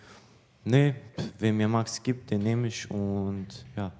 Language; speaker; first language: German; early bilingual, other home language; Bosnian